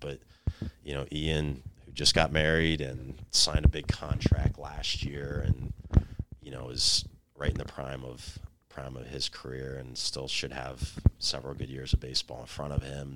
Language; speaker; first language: English; native; English